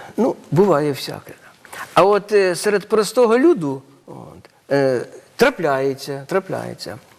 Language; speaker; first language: Ukrainian; native; Ukrainian